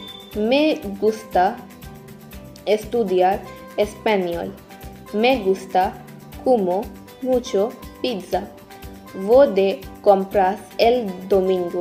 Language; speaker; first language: Spanish; non-native, learner; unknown